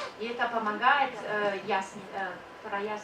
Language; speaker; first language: Russian; non-native, learner; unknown